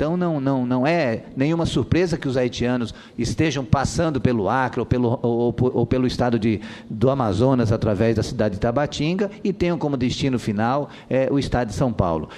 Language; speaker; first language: Portuguese; native; Portuguese